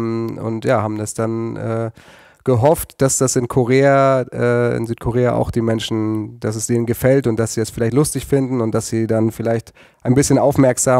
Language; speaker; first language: German; native; German